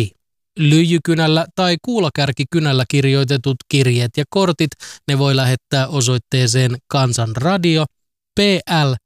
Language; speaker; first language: Finnish; native; Finnish